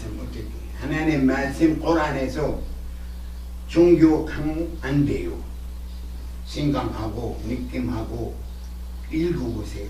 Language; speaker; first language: Korean; non-native, learner; Arabic